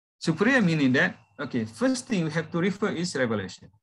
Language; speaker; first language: English; non-native, local second language; Malay